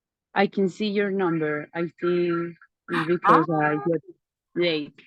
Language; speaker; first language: English; non-native, learner; Spanish